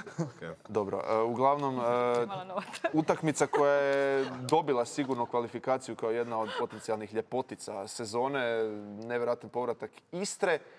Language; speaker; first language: Croatian; native; Croatian